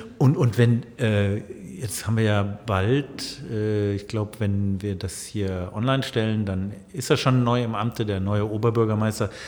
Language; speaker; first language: German; native; German